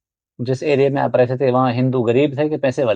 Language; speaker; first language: Hindi; native; Hindi